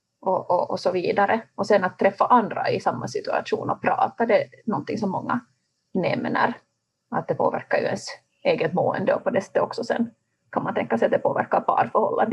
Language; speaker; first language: Swedish; native; Swedish